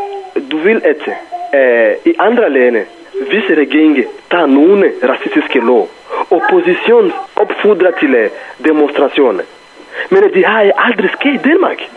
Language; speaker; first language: Danish; non-native, fluent; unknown